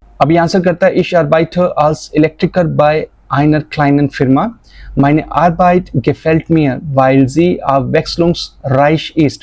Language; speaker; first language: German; non-native, fluent; Hindi